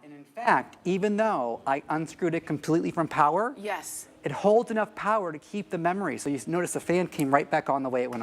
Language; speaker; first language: English; native; English